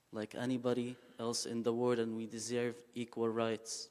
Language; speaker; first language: English; non-native, fluent; Arabic